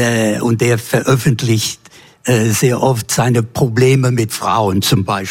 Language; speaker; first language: German; non-native, fluent; English